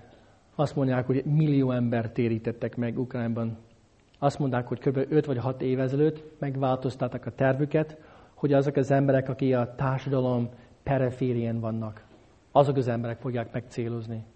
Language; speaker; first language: Hungarian; non-native, fluent; English